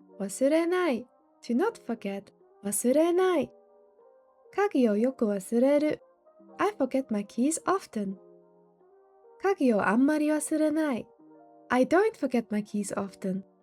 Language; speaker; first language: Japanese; non-native, fluent; English